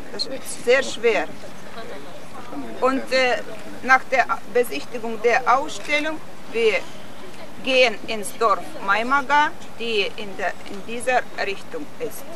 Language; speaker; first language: German; non-native, fluent; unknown